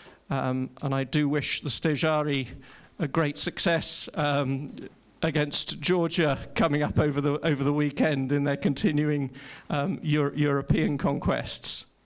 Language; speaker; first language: English; native; English